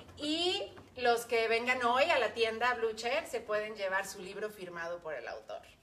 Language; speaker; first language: Spanish; native; Spanish